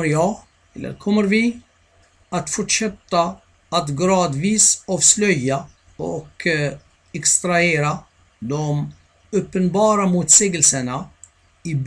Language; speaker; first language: Swedish; non-native, fluent; Arabic